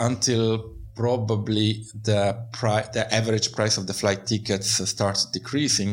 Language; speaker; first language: English; non-native, fluent; Italian